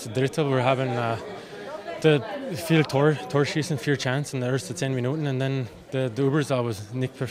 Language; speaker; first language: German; non-native, learner; English